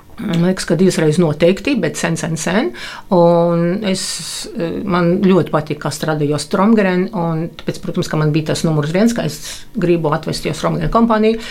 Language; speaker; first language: Latvian; non-native, local second language; Russian